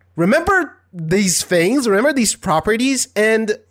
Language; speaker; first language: English; non-native, fluent; Portuguese